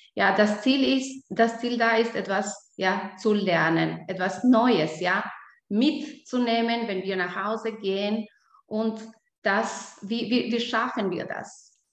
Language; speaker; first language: German; non-native, fluent; Albanian